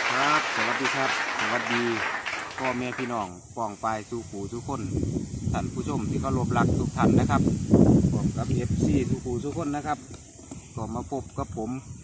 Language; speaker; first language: Thai; native; Thai